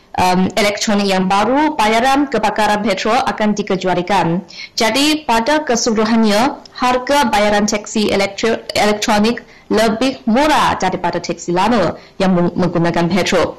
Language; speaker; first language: Malay; non-native, learner; Chinese